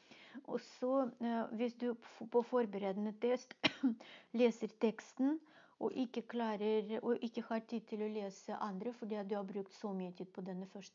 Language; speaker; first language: Norwegian; non-native, fluent; Russian